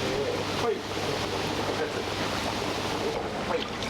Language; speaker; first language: Japanese; native; Japanese